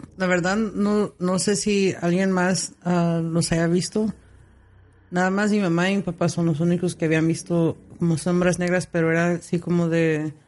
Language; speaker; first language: Spanish; early bilingual, heritage; Spanish